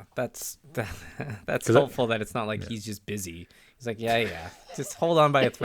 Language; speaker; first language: English; native; English